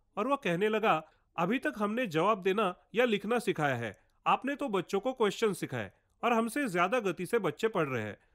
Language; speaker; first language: Hindi; non-native, local second language; Marathi